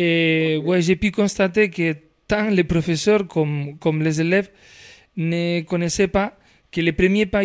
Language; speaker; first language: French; non-native, fluent; Spanish